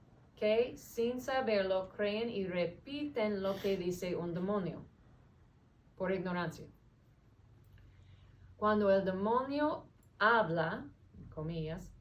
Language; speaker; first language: Spanish; non-native, fluent; English